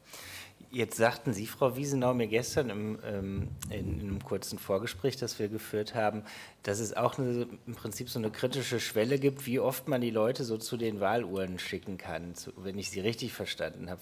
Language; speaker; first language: German; native; German